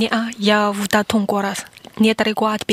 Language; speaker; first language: Russian; non-native, learner; Chinese